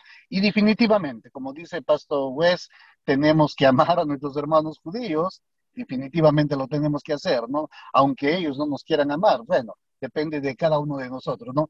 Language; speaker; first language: Spanish; native; Spanish